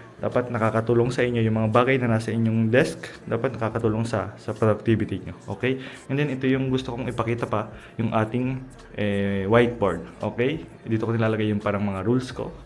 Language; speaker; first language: Filipino; early bilingual, heritage; Filipino